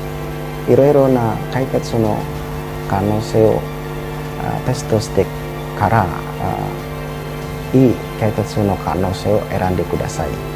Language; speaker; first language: Japanese; non-native, learner; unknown